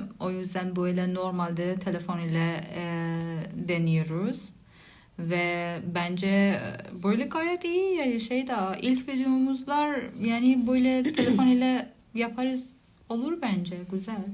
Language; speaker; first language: Turkish; non-native, learner; Persian